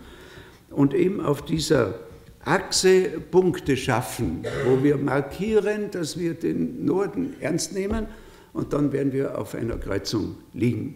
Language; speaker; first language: German; native; German